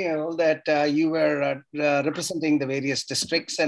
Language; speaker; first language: English; non-native, local second language; Tamil